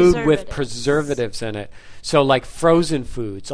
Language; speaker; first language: English; native; English